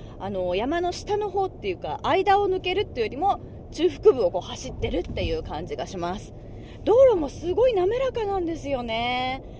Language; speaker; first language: Japanese; native; Japanese